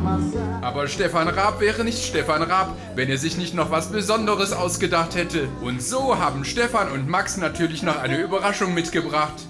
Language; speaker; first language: German; native; German